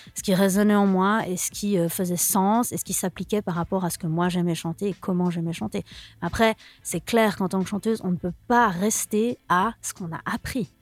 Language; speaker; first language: French; native; French